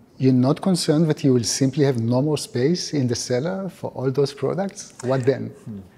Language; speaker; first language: English; non-native, fluent; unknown